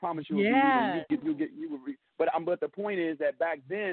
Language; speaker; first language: English; native; English